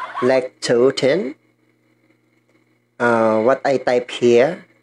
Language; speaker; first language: English; non-native, learner; Filipino